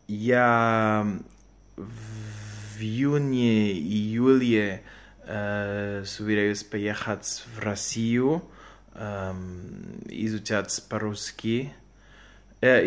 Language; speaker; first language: Russian; non-native, learner; Spanish